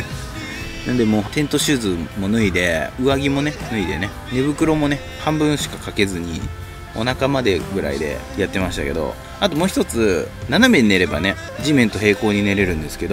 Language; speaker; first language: Japanese; native; Japanese